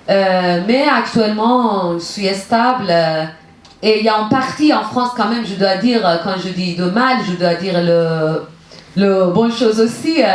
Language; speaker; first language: French; non-native, learner; Persian